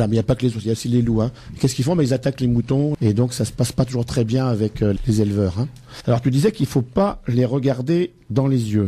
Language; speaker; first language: French; native; French